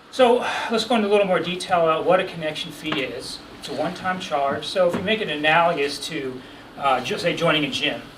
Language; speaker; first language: English; native; English